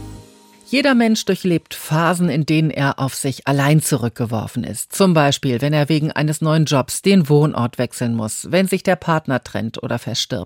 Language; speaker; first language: German; native; German